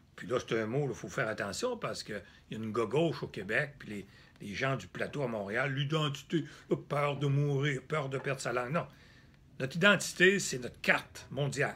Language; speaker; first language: French; native; French